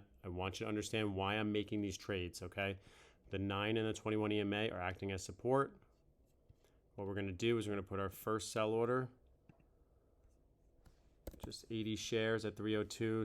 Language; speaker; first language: English; native; English